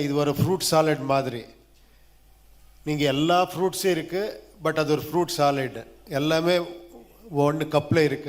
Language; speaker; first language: Tamil; non-native, learner; Kannada